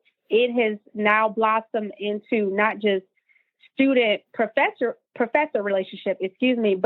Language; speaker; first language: English; native; English